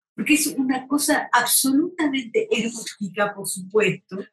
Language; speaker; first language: Spanish; native; Spanish